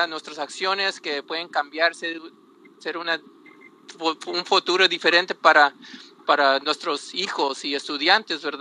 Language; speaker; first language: Spanish; early bilingual, heritage; Spanish